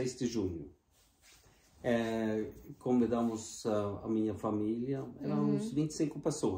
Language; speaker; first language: Portuguese; non-native, fluent; Norwegian